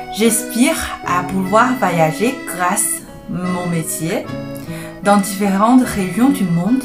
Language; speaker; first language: French; non-native, fluent; Chinese